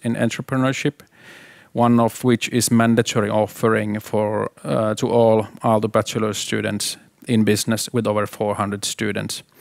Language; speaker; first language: English; non-native, fluent; Finnish